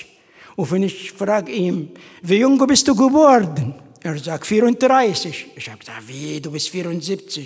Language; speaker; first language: German; non-native, fluent; Arabic